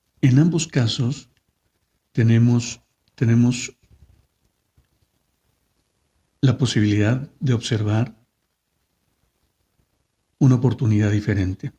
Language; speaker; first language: Spanish; native; Spanish